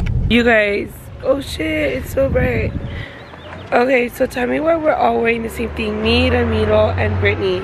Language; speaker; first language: English; early bilingual, other home language; Spanish